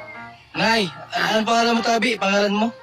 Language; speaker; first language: Filipino; non-native, local second language; Bikol